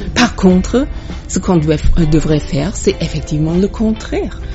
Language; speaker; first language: French; non-native, fluent; German